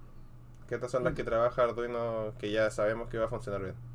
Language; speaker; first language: Spanish; native; Spanish